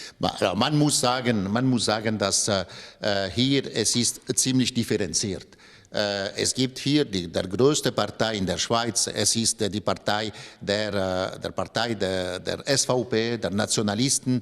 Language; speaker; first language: German; non-native, local second language; French